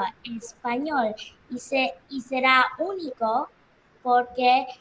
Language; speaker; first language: Spanish; early bilingual, heritage; Spanish